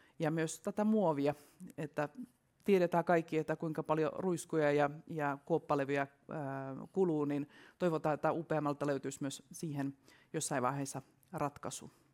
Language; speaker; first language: Finnish; non-native, fluent; Russian